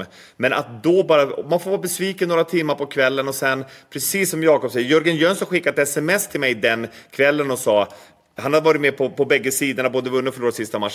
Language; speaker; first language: Swedish; native; Swedish